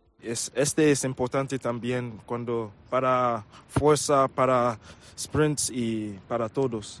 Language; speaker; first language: Spanish; non-native, learner; English